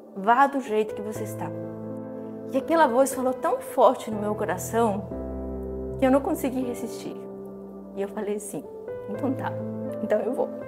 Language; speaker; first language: Portuguese; non-native, fluent; Spanish